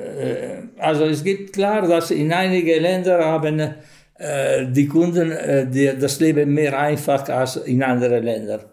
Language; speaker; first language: German; non-native, fluent; Italian